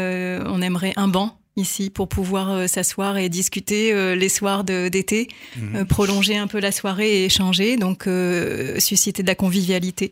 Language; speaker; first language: French; native; French